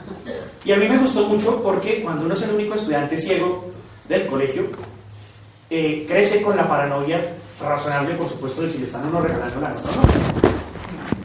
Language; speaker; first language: Spanish; native; Spanish